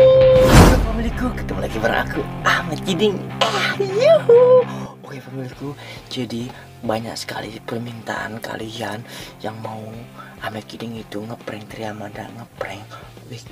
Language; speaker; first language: Indonesian; native; Indonesian